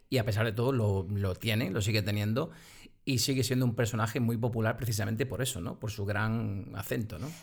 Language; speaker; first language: Spanish; native; Spanish